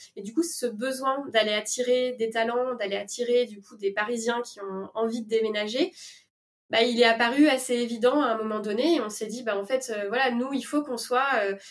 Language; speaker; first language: French; native; French